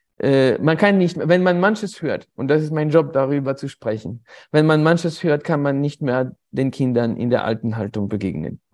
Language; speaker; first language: German; non-native, fluent; French